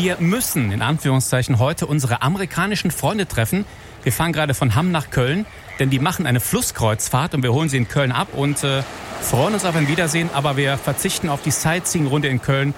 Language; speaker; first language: German; native; German